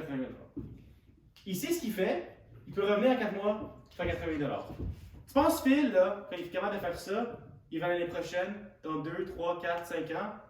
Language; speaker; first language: French; native; French